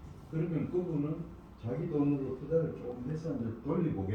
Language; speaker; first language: Korean; native; Korean